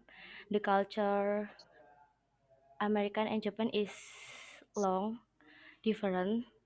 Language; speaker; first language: English; non-native, learner; Indonesian